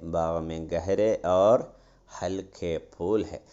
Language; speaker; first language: Hindi; non-native, local second language; Malayalam